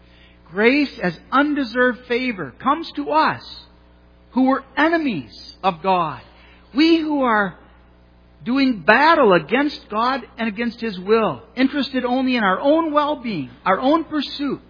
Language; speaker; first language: English; native; English